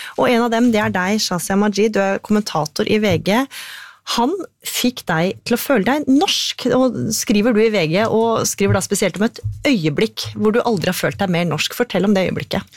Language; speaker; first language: Norwegian; native; Norwegian